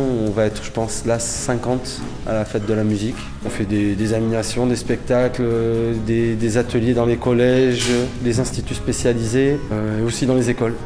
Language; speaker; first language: French; native; French